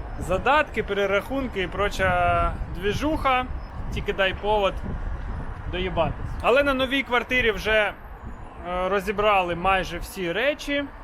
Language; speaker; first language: Ukrainian; native; Ukrainian